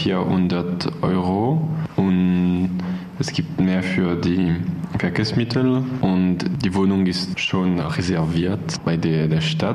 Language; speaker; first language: German; non-native, learner; French